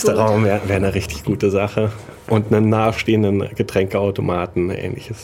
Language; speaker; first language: German; native; German